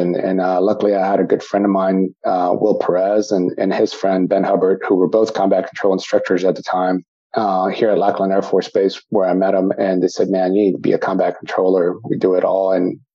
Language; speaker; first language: English; native; English